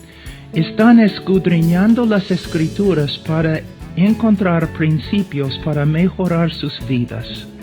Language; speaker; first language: Spanish; non-native, fluent; English